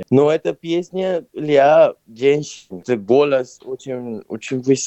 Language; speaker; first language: Russian; non-native, fluent; Spanish